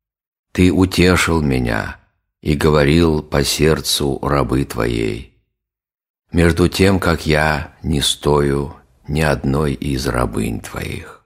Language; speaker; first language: Russian; native; Russian